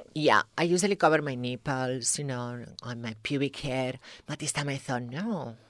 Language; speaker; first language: English; non-native, fluent; Spanish